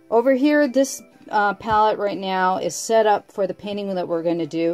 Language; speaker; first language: English; native; English